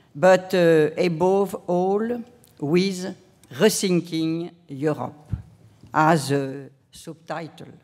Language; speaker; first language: English; non-native, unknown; French